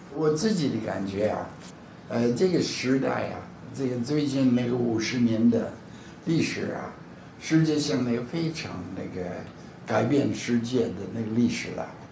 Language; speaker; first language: Chinese; non-native, fluent; English